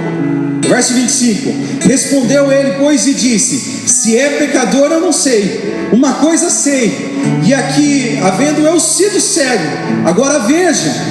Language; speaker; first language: Portuguese; native; Portuguese